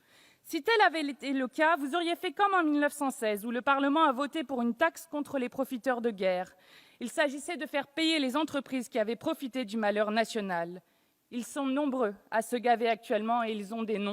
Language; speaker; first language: French; native; French